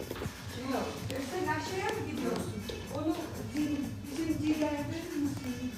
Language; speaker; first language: Turkish; non-native, fluent; Russian